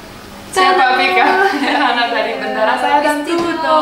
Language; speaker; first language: Indonesian; non-native, learner; Russian